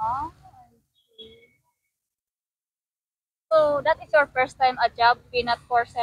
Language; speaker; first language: English; non-native, learner; Cebuano